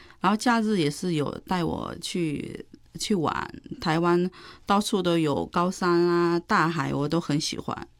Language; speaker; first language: Chinese; early bilingual, heritage; Chinese